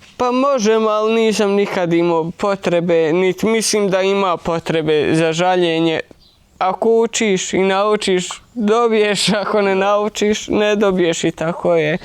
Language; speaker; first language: Bosnian; early bilingual, heritage; Bosnian